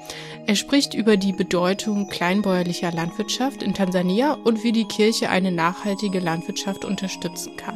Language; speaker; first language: German; native; German